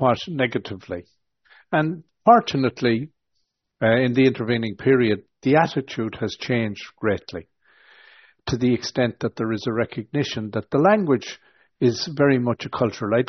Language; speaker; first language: English; native; English